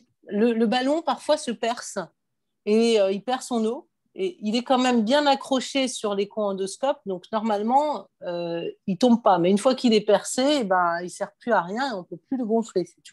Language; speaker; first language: French; native; French